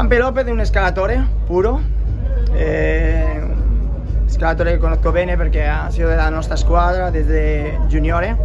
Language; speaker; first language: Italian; non-native, learner; Spanish